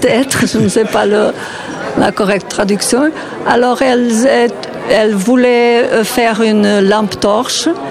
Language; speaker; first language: French; non-native, learner; Portuguese